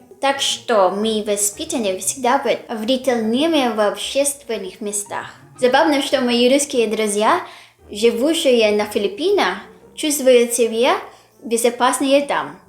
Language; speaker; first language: Russian; non-native, fluent; Filipino